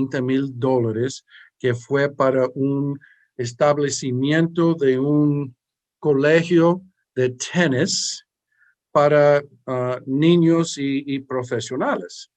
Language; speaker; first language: Spanish; early bilingual, heritage; English